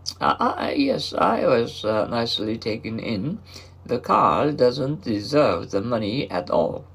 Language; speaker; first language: English; non-native, learner; Japanese